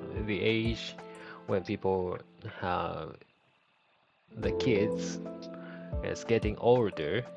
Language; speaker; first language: English; non-native, learner; Japanese